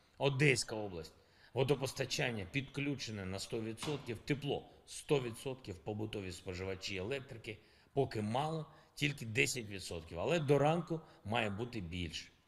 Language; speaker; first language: Ukrainian; non-native, local second language; Russian